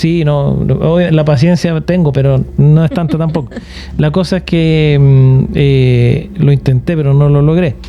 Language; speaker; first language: Spanish; native; Spanish